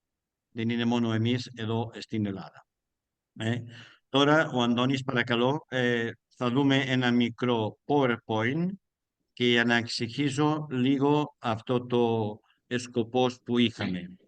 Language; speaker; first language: Greek; non-native, learner; Spanish